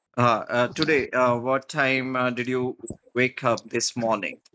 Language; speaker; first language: English; non-native, fluent; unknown